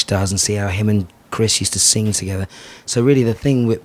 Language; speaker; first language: English; native; English